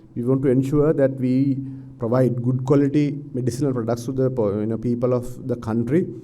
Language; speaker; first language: English; non-native, local second language; Sinhala